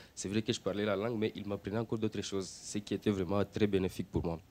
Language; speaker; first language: French; non-native, local second language; Swahili